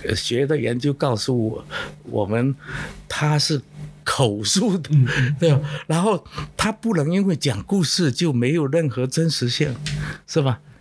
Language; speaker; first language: Chinese; non-native, local second language; Min Nan Chinese